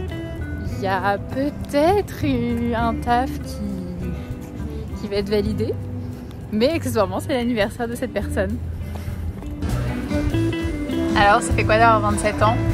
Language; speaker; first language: French; native; French